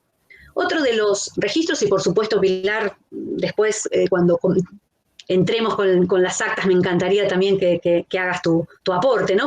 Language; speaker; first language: Spanish; native; Spanish